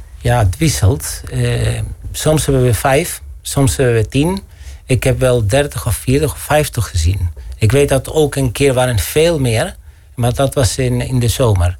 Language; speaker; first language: Dutch; non-native, fluent; Spanish